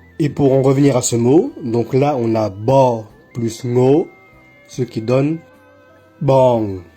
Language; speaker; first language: French; native; French